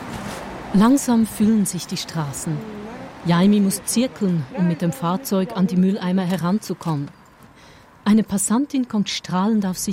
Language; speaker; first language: German; native; German